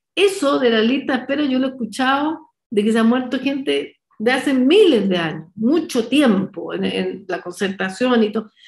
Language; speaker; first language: Spanish; native; Spanish